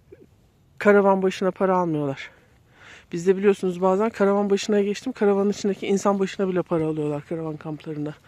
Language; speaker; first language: Turkish; native; Turkish